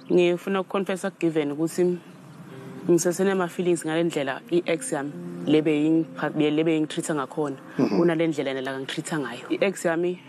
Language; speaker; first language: Zulu; non-native, local second language; Swati